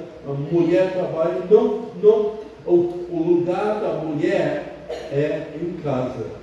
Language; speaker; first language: Portuguese; non-native, fluent; English